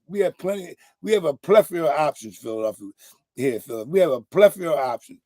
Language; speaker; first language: English; native; English